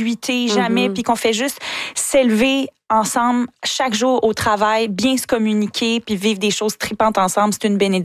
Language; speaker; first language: French; native; French